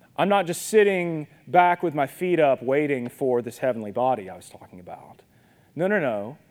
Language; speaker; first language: English; native; English